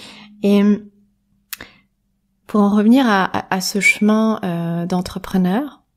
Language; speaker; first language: French; native; French